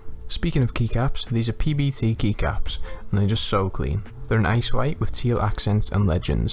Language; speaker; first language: English; native; English